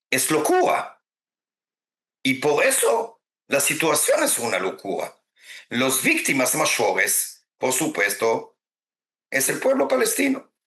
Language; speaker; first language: Spanish; non-native, fluent; Hebrew